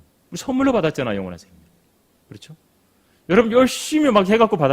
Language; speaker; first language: Korean; native; Korean